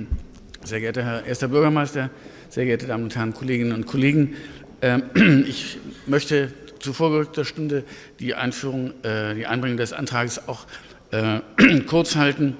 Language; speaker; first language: German; native; German